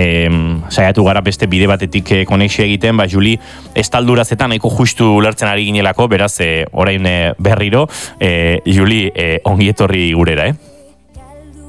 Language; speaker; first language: Basque; native; Basque